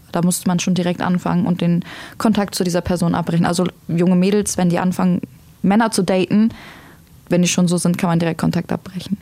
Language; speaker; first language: German; early bilingual, other home language; Turkish